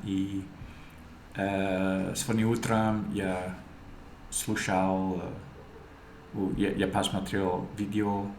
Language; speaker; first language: Russian; non-native, learner; English